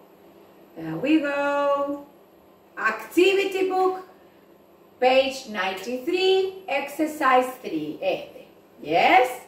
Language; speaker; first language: English; non-native, fluent; Spanish